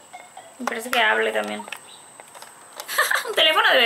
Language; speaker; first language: Spanish; native; Spanish